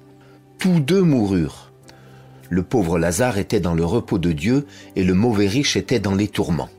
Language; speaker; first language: French; native; French